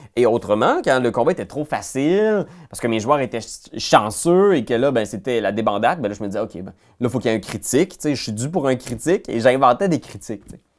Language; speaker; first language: French; native; French